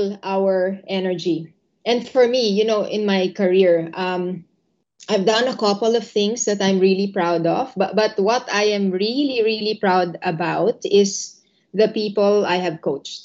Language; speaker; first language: English; non-native, local second language; Filipino